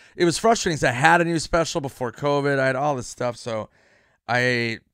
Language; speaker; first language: English; native; English